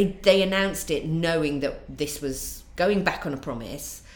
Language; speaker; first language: English; native; English